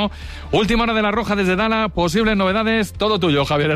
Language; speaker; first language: Spanish; native; Spanish